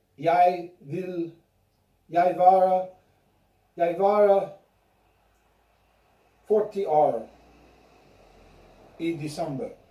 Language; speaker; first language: Norwegian; non-native, learner; English